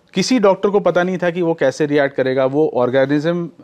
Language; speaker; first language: Hindi; native; Hindi